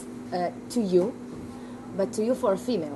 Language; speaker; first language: English; non-native, fluent; Hebrew